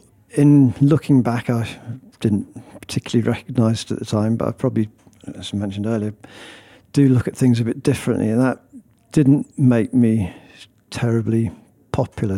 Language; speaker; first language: English; native; English